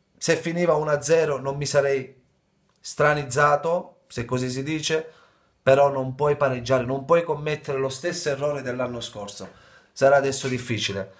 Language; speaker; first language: Italian; native; Italian